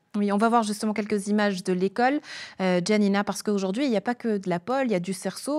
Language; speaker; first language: French; native; French